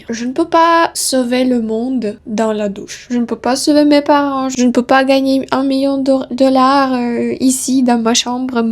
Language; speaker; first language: French; non-native, fluent; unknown